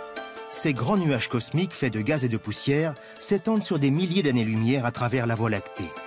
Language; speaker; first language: French; native; French